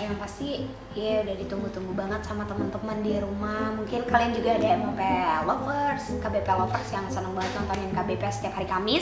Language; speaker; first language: Indonesian; native; Indonesian